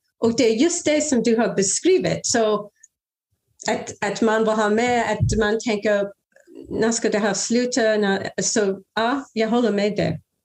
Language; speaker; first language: Swedish; non-native, fluent; English